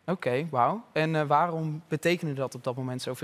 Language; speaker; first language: Dutch; native; Dutch